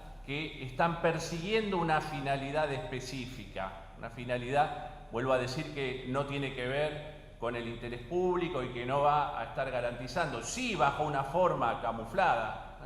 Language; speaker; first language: Spanish; native; Spanish